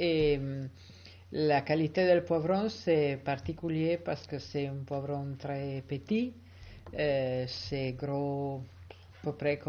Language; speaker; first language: French; non-native, fluent; Italian